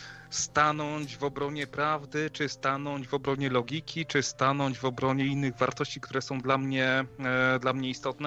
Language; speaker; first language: Polish; native; Polish